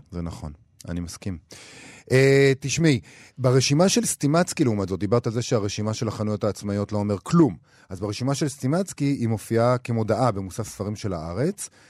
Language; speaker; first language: Hebrew; native; Hebrew